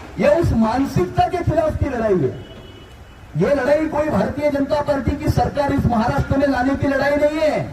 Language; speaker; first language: Hindi; non-native, local second language; Marathi